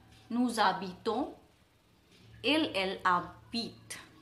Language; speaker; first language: French; non-native, learner; Hindi